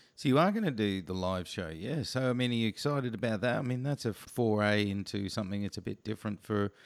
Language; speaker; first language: English; native; English